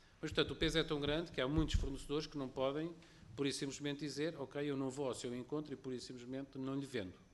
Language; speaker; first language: Portuguese; native; Portuguese